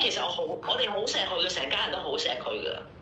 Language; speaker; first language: Cantonese; native; Cantonese